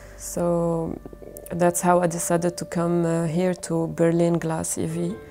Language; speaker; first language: English; non-native, fluent; Arabic